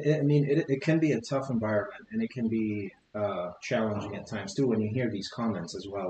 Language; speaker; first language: English; non-native, fluent; Arabic